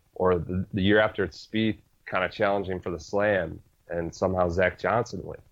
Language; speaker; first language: English; native; English